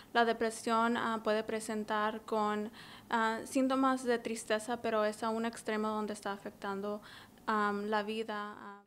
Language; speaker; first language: Spanish; early bilingual, heritage; English